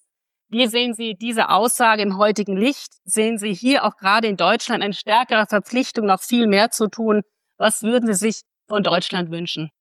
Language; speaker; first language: German; native; German